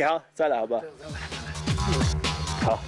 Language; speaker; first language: Chinese; non-native, learner; English